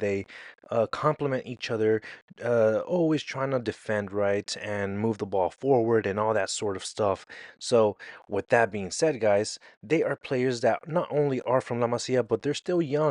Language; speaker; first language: English; native; English